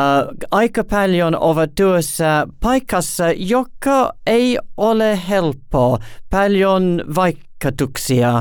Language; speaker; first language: Finnish; non-native, learner; English